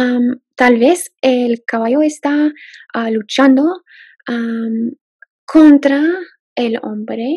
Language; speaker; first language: Spanish; non-native, fluent; English